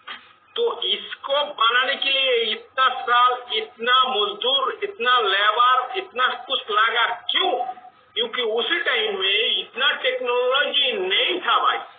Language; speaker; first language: Hindi; non-native, fluent; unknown